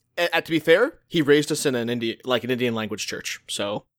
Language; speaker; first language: English; early bilingual, other home language; Hindi